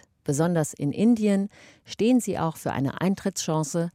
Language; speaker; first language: German; native; German